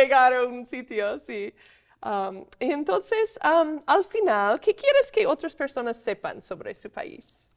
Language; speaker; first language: Spanish; non-native, fluent; English